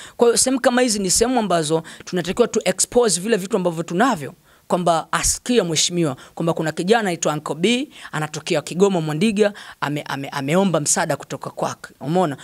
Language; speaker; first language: Swahili; native; Swahili